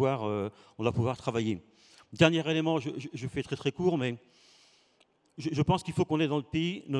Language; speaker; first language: French; native; French